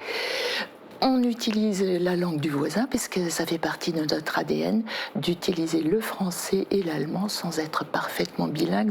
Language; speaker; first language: French; native; French